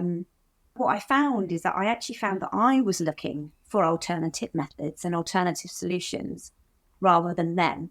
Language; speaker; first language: English; native; English